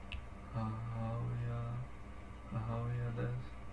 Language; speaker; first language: Japanese; non-native, learner; English